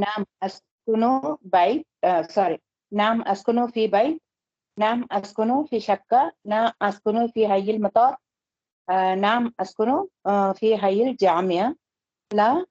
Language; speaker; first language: Arabic; non-native, learner; Tamil